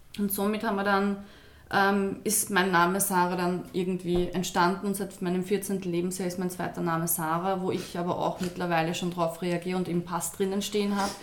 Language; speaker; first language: German; early bilingual, other home language; Turkish